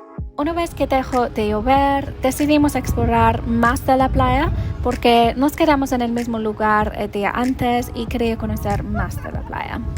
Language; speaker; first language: Spanish; non-native, learner; English